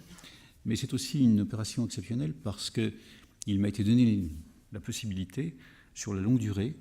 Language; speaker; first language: French; native; French